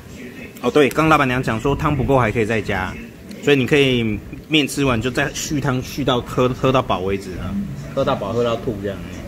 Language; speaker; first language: Chinese; native; Chinese